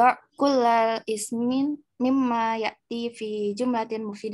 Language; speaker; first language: Arabic; non-native, learner; Indonesian